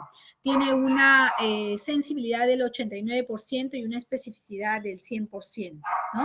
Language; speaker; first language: Spanish; native; Spanish